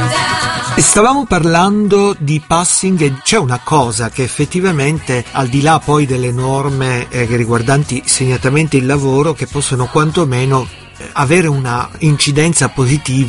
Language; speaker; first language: Italian; native; Italian